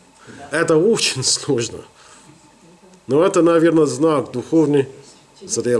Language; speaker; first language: Russian; non-native, learner; English